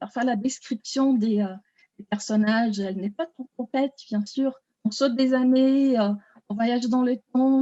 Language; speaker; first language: French; non-native, fluent; Portuguese